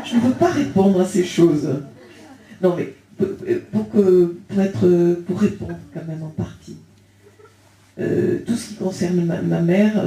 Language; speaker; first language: French; early bilingual, other home language; Spanish